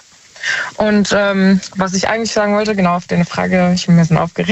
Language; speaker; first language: German; native; German